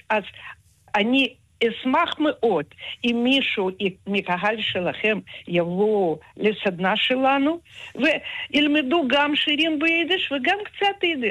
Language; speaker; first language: Hebrew; non-native, fluent; Russian